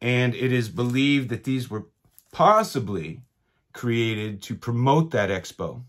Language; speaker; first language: English; native; English